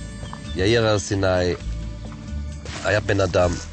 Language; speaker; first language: Hebrew; non-native, fluent; German